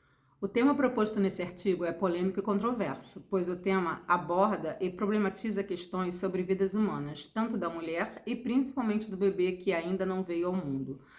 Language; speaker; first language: Portuguese; native; Portuguese